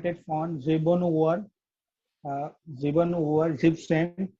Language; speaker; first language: German; non-native, learner; Gujarati